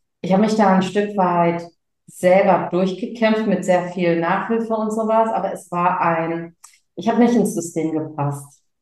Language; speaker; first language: German; early bilingual, other home language; Tamil